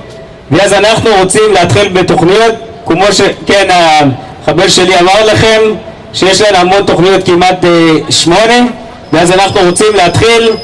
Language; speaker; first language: Hebrew; non-native, fluent; Arabic